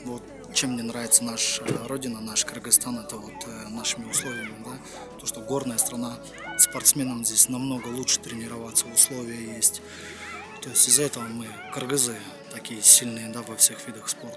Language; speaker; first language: Russian; native; Russian